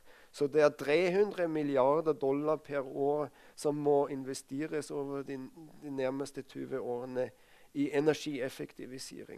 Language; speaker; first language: Norwegian; non-native, fluent; German